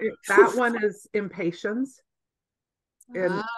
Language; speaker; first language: English; native; English